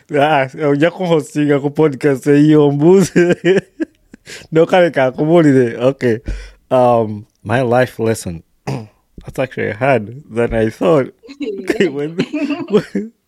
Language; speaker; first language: English; non-native, local second language; Ganda